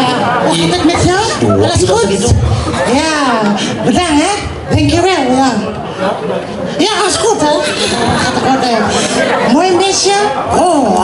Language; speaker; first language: Dutch; non-native, learner; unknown